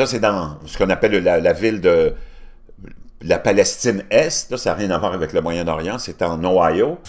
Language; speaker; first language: French; native; French